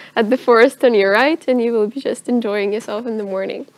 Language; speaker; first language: English; non-native, fluent; Russian